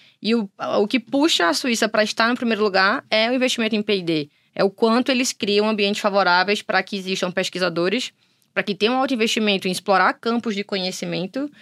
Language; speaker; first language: Portuguese; native; Portuguese